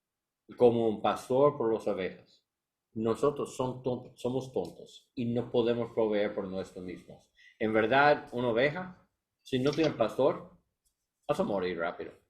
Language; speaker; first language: Spanish; non-native, learner; English